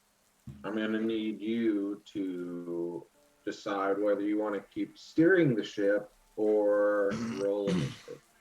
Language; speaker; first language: English; native; English